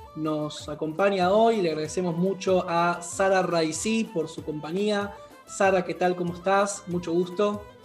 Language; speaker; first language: Spanish; native; Spanish